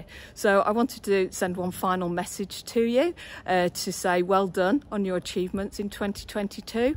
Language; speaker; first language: English; native; English